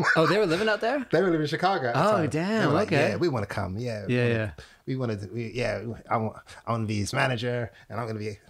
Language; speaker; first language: English; native; English